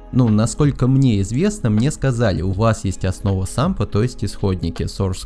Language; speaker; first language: Russian; native; Russian